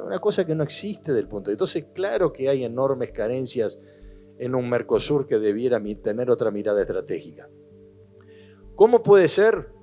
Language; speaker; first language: Spanish; native; Spanish